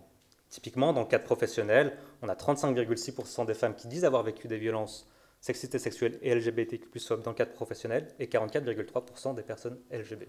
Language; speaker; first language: French; native; French